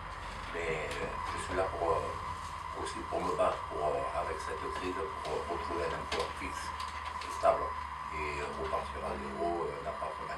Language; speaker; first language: French; native; French